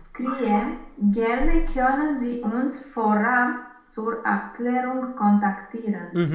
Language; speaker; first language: German; non-native, learner; Romanian